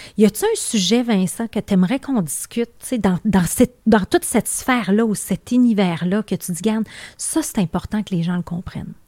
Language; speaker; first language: French; native; French